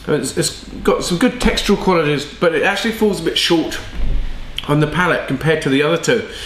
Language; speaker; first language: English; native; English